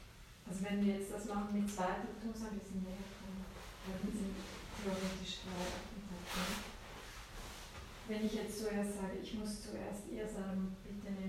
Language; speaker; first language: German; non-native, fluent; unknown